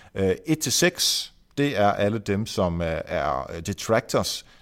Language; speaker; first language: Danish; native; Danish